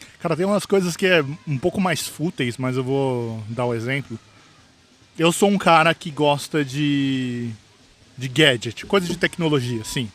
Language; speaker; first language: Portuguese; native; Portuguese